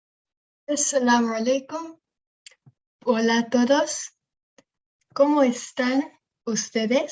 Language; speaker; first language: Spanish; non-native, fluent; English